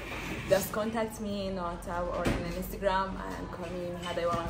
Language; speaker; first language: English; non-native, learner; Arabic